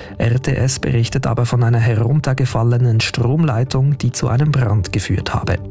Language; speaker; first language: German; native; German